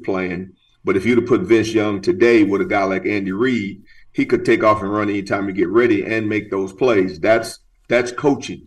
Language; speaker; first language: English; native; English